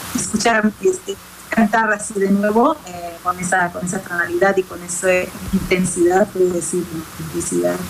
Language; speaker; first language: Spanish; non-native, fluent; Hebrew